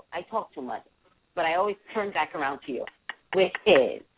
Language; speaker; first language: English; native; English